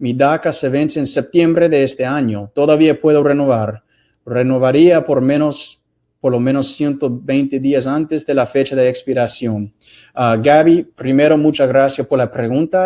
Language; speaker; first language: Spanish; non-native, fluent; English